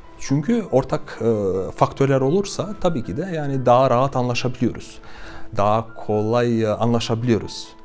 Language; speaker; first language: Turkish; non-native, fluent; Albanian